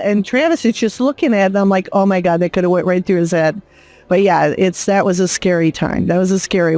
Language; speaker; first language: English; native; English